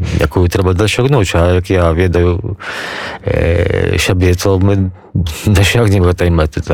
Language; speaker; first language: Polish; non-native, local second language; Belarusian